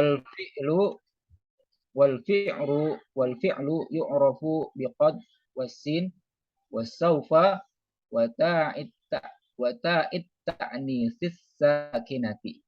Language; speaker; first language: Arabic; non-native, learner; Indonesian